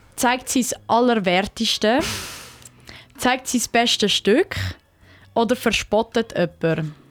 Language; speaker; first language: German; native; German